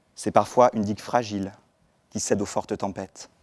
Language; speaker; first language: French; native; French